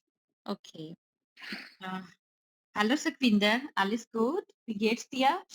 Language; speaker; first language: German; non-native, learner; Urdu